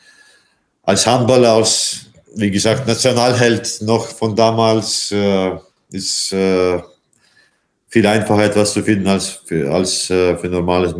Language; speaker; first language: German; non-native, fluent; Latvian